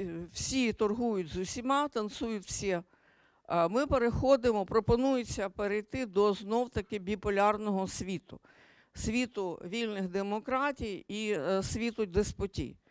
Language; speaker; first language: Ukrainian; native; Ukrainian